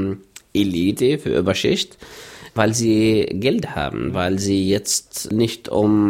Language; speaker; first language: German; non-native, fluent; Arabic